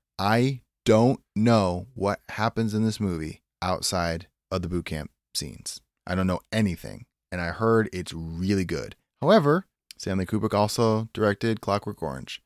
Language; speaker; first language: English; native; English